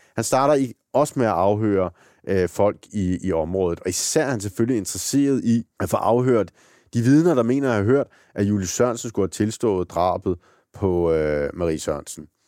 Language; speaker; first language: Danish; native; Danish